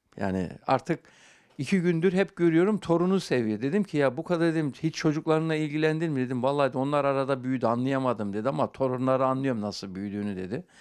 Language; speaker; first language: Turkish; native; Turkish